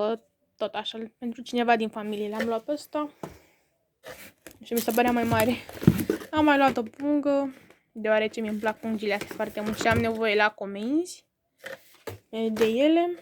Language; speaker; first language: Romanian; native; Romanian